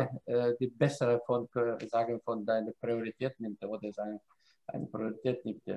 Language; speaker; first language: German; non-native, fluent; Russian